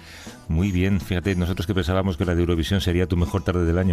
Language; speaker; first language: Spanish; native; Spanish